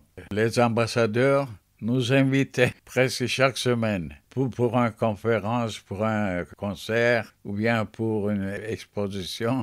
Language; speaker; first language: French; non-native, fluent; Turkish